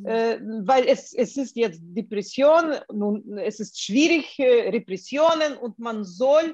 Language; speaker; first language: German; non-native, fluent; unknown